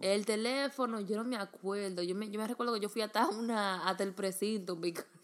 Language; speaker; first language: Spanish; early bilingual, heritage; Spanish